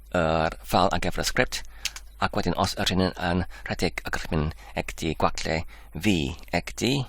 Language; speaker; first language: Welsh; non-native, learner; English